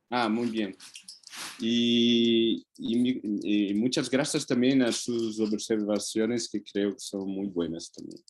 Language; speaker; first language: Spanish; non-native, fluent; Portuguese